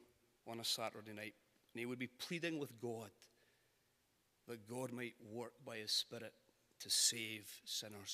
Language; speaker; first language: English; native; English